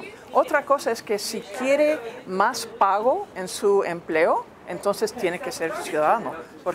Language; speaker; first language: Spanish; non-native, fluent; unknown